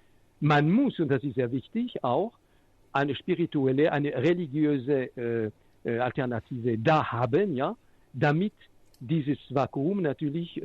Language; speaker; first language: German; non-native, fluent; French